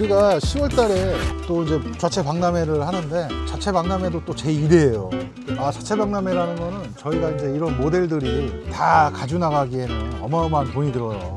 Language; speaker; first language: Korean; native; Korean